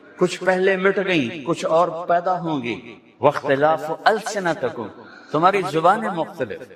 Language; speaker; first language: Urdu; non-native, local second language; Punjabi